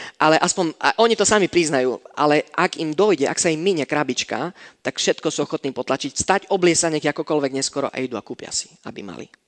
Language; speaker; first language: Slovak; non-native, fluent; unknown